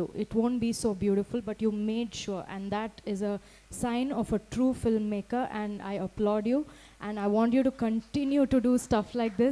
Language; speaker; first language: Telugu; non-native, local second language; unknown